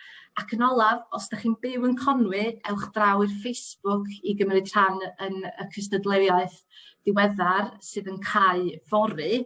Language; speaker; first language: Welsh; native; Welsh